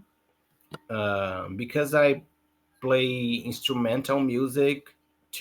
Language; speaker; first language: English; non-native, learner; Portuguese